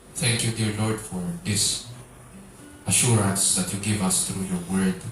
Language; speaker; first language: English; non-native, local second language; Filipino